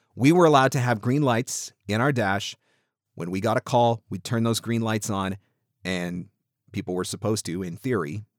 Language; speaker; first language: English; native; English